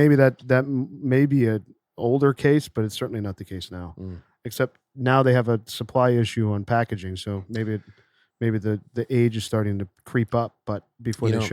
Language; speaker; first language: English; native; English